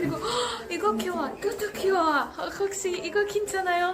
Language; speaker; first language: Korean; non-native, learner; Russian